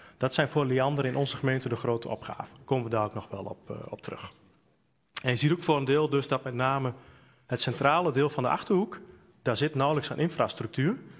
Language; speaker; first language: Dutch; native; Dutch